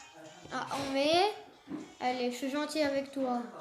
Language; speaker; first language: French; native; French